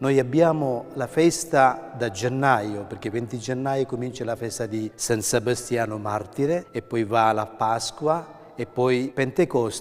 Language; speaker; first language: Italian; non-native, fluent; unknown